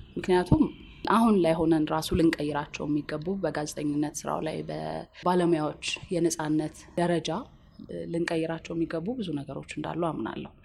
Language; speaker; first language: Amharic; native; Amharic